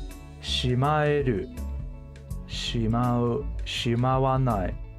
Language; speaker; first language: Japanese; non-native, learner; English